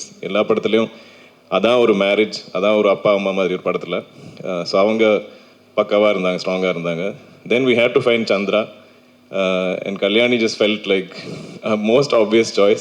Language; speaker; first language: Tamil; non-native, local second language; Malayalam